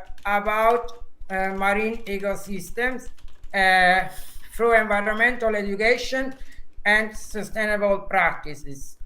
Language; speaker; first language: English; non-native, fluent; Italian